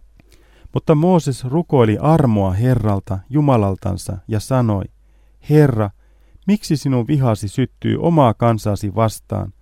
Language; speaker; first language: Finnish; native; Finnish